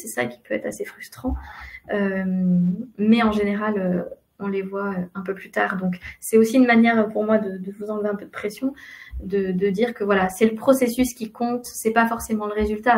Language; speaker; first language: French; native; French